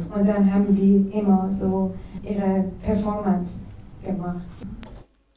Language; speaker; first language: German; non-native, fluent; Persian